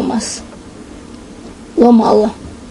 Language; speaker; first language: Finnish; non-native, learner; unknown